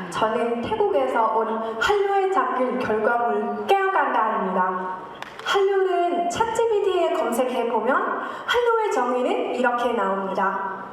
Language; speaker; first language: Korean; non-native, fluent; Thai